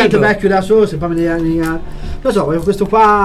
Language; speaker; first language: Italian; native; Italian